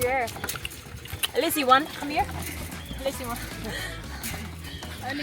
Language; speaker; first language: English; non-native, learner; Thai